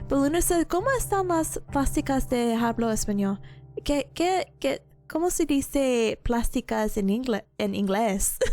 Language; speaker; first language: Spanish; non-native, learner; English